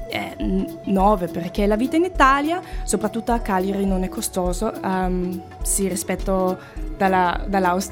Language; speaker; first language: Italian; non-native, fluent; German